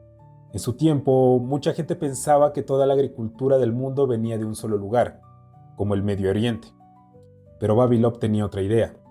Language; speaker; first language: Spanish; native; Spanish